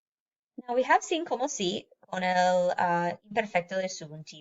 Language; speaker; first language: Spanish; non-native, fluent; English